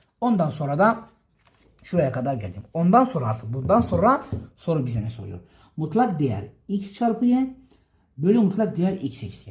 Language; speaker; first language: Turkish; native; Turkish